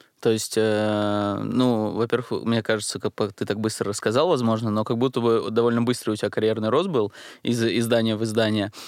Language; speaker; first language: Russian; native; Russian